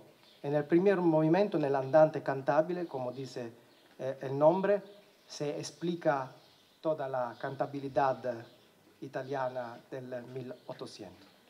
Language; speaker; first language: Spanish; non-native, learner; Italian